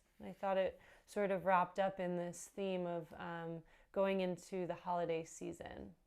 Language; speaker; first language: English; native; English